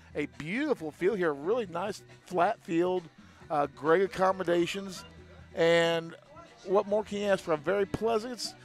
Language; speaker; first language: English; native; English